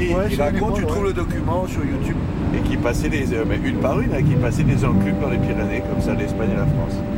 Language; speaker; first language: French; native; French